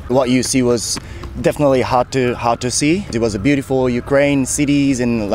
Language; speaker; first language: English; non-native, fluent; Japanese